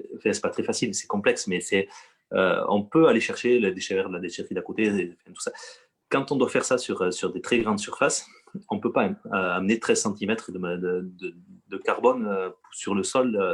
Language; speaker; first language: French; native; French